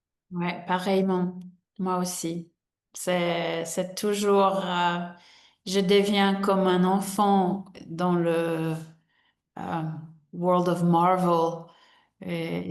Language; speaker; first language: French; non-native, fluent; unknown